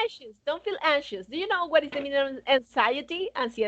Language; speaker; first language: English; non-native, fluent; Spanish